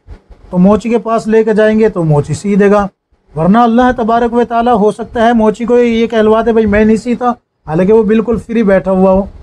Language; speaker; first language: Urdu; native; Urdu